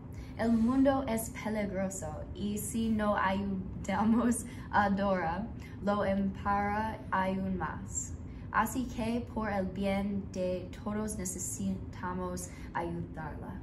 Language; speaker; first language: Spanish; non-native, learner; English